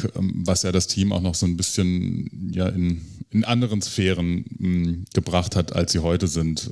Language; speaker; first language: German; native; German